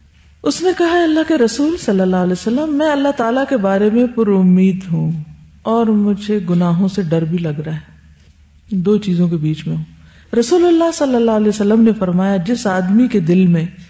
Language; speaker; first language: Urdu; native; Urdu